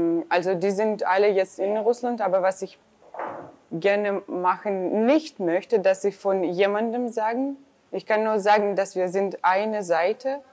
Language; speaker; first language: German; non-native, learner; Russian